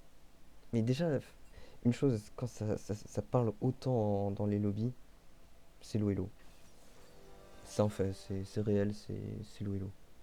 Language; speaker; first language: French; native; French